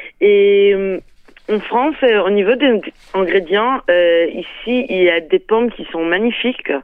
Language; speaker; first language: French; non-native, fluent; Hebrew